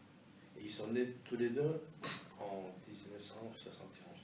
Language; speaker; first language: French; non-native, fluent; Catalan